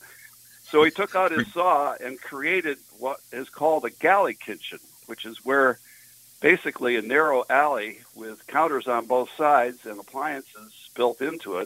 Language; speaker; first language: English; native; English